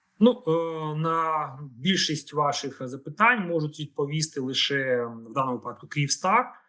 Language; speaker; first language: Ukrainian; native; Ukrainian